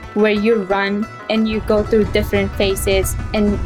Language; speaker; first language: English; non-native, fluent; Persian